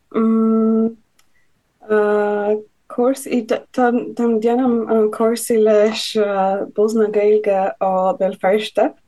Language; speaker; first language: Irish; non-native, learner; Polish